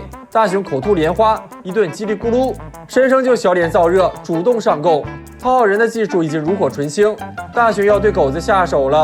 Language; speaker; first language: Chinese; native; Chinese